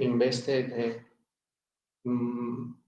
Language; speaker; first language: English; non-native, learner; Spanish